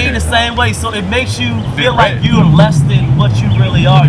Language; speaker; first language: English; native; English